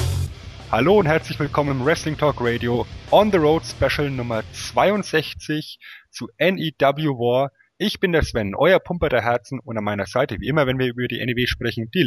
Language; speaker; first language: German; native; German